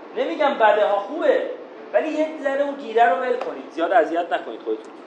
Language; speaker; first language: Persian; non-native, local second language; Azerbaijani